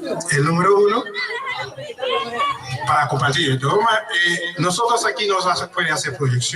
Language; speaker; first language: Spanish; non-native, learner; Haitian Creole